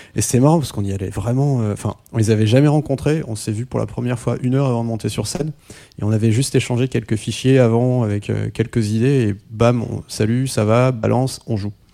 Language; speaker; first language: French; non-native, local second language; Arabic